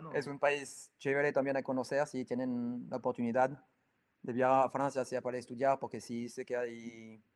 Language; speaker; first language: Spanish; non-native, fluent; French